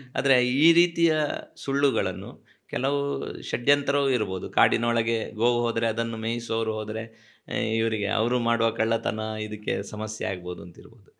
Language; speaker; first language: Kannada; non-native, local second language; Tulu